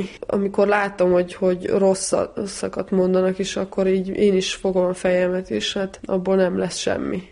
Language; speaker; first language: Hungarian; non-native, fluent; Serbian